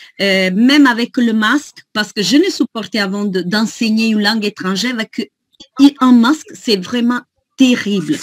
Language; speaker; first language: French; non-native, fluent; Italian